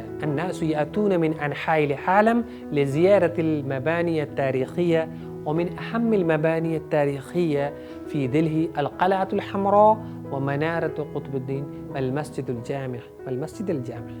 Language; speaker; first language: Arabic; non-native, fluent; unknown